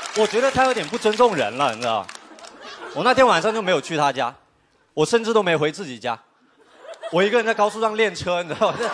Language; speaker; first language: Chinese; native; Chinese